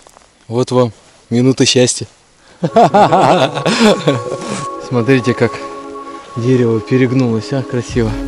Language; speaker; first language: Russian; native; Russian